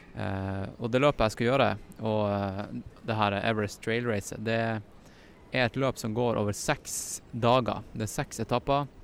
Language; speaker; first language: Norwegian; native; Norwegian